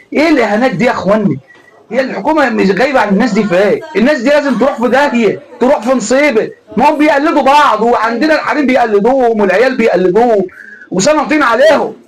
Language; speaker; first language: Egyptian Arabic; native; Egyptian Arabic